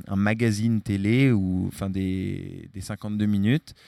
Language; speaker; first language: French; native; French